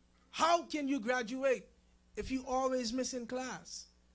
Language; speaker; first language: English; non-native, fluent; Haitian Creole